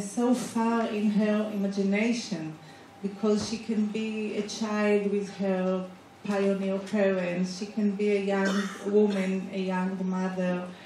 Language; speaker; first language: English; non-native, fluent; Hebrew